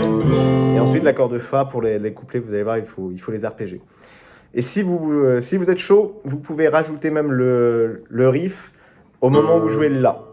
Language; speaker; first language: French; native; French